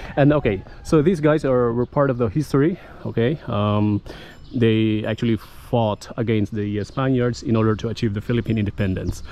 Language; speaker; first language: English; non-native, local second language; Filipino